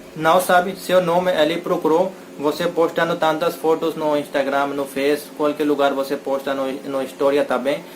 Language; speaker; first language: Portuguese; non-native, learner; Hindi